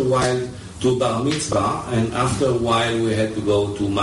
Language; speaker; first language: English; early bilingual, other home language; French